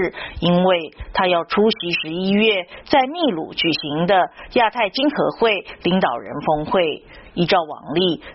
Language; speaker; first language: Chinese; native; Chinese